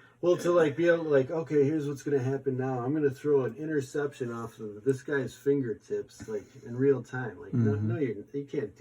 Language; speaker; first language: English; native; English